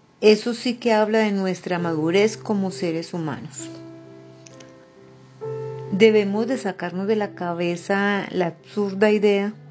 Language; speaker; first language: Spanish; native; Spanish